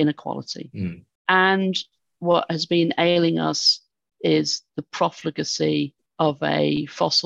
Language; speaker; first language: English; native; English